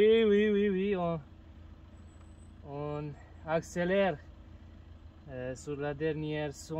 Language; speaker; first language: French; non-native, learner; Romanian